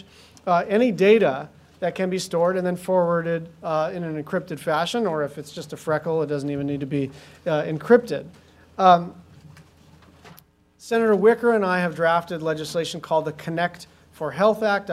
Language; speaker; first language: English; native; English